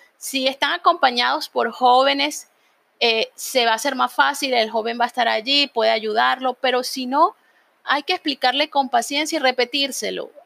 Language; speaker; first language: Spanish; native; Spanish